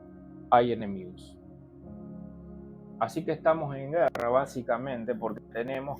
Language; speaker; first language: Spanish; native; Spanish